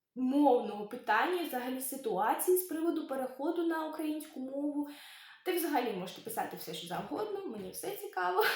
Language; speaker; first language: Ukrainian; native; Ukrainian